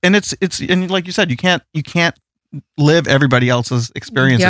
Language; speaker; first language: English; early bilingual, other home language; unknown